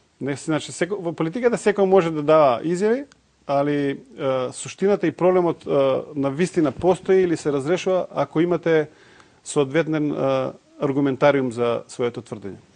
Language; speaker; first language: Macedonian; non-native, local second language; Serbian